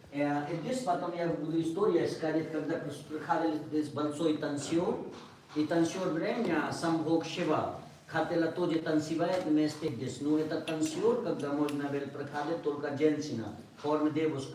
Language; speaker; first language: Russian; non-native, learner; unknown